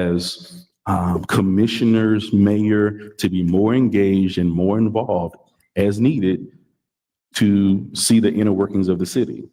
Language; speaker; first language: English; native; English